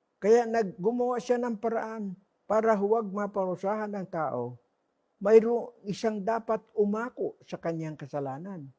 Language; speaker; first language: Filipino; non-native, local second language; Cebuano